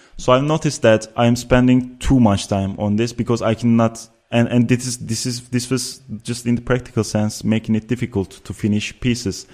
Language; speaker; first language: English; non-native, fluent; Turkish